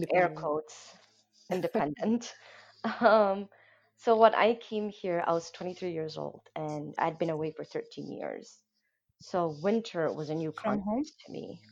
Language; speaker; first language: English; non-native, local second language; Somali